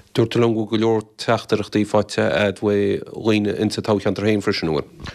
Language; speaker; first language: Irish; native; Irish